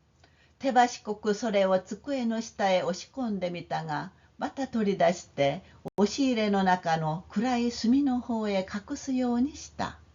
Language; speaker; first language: Japanese; non-native, fluent; Korean